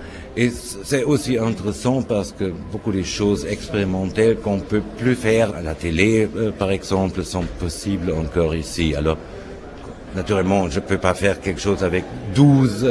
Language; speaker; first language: French; non-native, fluent; German